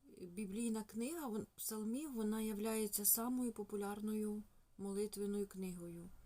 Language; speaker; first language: Ukrainian; non-native, local second language; Russian